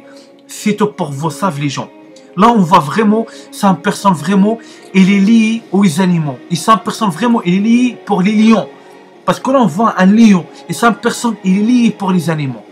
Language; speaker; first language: French; non-native, learner; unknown